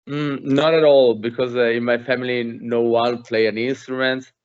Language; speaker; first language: English; non-native, fluent; Italian